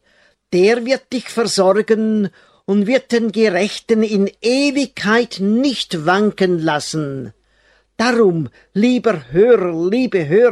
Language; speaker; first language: German; native; German